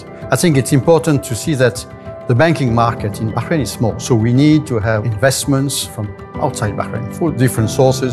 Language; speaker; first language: English; non-native, fluent; French